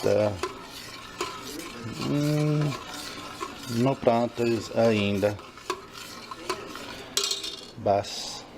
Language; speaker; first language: Portuguese; non-native, learner; English